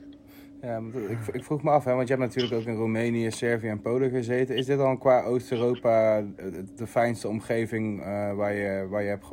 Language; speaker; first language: Dutch; native; Dutch